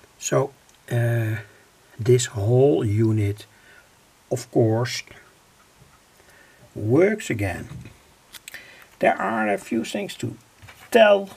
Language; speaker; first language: English; non-native, fluent; Dutch